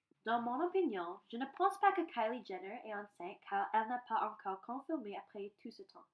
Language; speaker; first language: French; non-native, learner; English